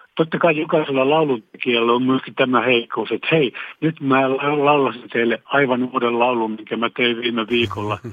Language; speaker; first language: Finnish; native; Finnish